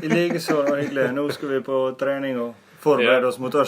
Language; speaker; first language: Norwegian; native; Norwegian